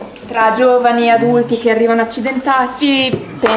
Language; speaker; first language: Italian; native; Italian